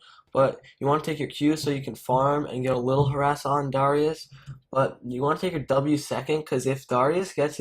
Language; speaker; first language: English; native; English